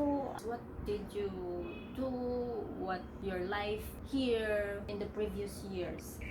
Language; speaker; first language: English; non-native, local second language; Filipino